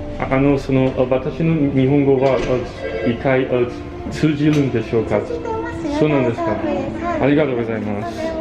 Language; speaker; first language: Japanese; non-native, learner; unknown